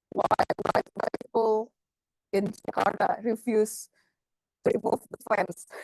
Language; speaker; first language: English; non-native, fluent; Indonesian